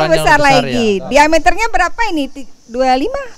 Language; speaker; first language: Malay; non-native, local second language; Balinese